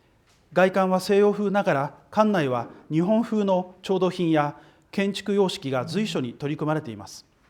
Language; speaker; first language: Japanese; native; Japanese